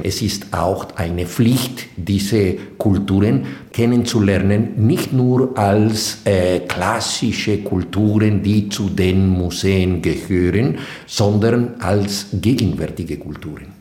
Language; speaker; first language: German; non-native, fluent; Spanish